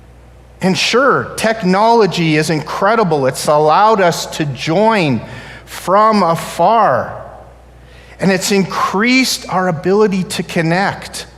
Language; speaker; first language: English; native; English